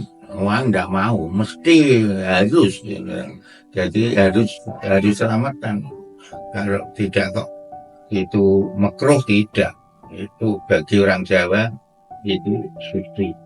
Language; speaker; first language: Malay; non-native, local second language; Javanese